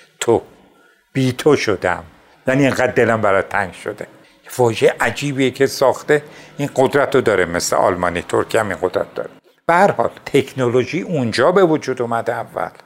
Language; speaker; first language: Persian; non-native, local second language; Azerbaijani